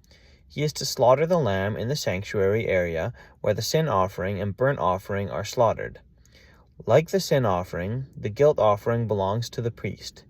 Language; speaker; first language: English; native; English